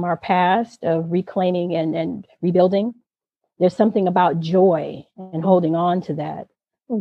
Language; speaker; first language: English; native; English